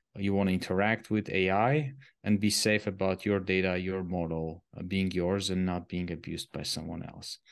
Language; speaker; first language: English; non-native, fluent; Armenian